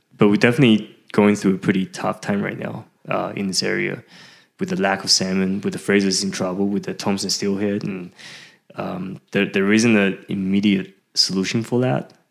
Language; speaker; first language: English; early bilingual, other home language; Chinese